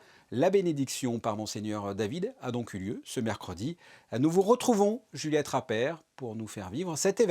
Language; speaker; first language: French; native; French